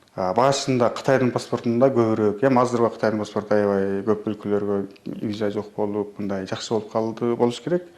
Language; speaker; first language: Kyrgyz; early bilingual, heritage; Kyrgyz